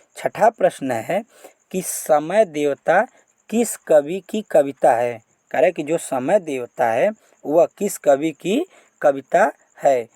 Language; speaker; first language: Hindi; native; Hindi